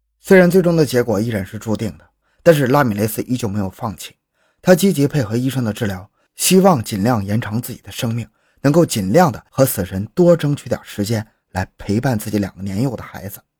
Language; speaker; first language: Chinese; native; Chinese